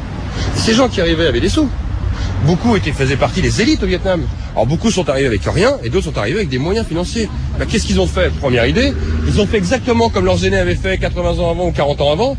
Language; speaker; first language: French; native; French